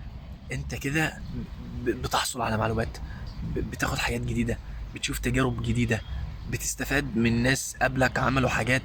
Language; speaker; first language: Arabic; native; Arabic